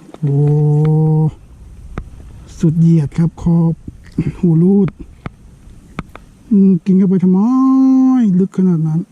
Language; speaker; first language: Thai; non-native, local second language; Northeastern Thai